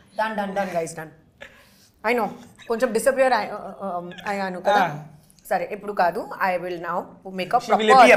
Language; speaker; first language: Telugu; non-native, learner; Hindi